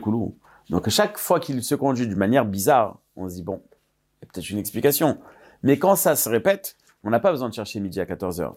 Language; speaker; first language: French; native; French